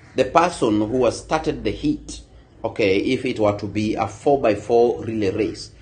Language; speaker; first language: English; non-native, local second language; Luo (Kenya and Tanzania)